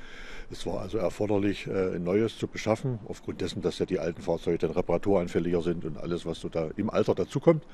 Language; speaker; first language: German; native; German